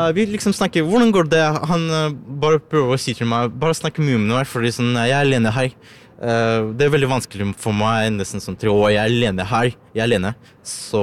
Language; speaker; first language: Norwegian; early bilingual, other home language; Ukrainian